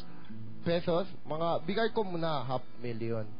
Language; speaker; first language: Filipino; non-native, learner; Korean